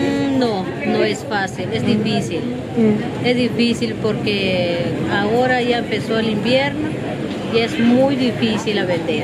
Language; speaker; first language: Spanish; non-native, local second language; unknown